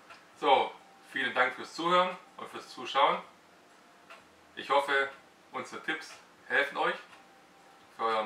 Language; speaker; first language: German; native; German